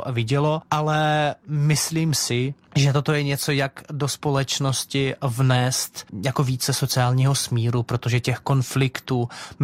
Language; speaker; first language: Czech; non-native, fluent; Russian